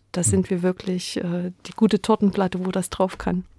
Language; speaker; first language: German; native; German